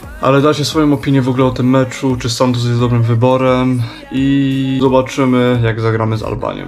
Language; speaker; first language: Polish; early bilingual, heritage; Polish